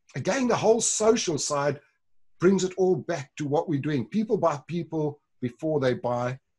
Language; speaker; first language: English; native; English